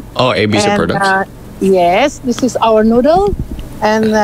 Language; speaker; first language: English; non-native, learner; Indonesian